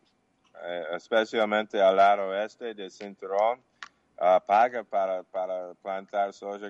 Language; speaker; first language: Portuguese; non-native, learner; English